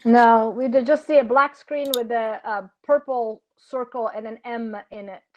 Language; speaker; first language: English; non-native, fluent; Italian